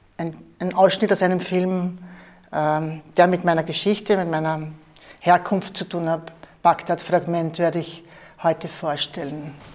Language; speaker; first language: German; early bilingual, other home language; Arabic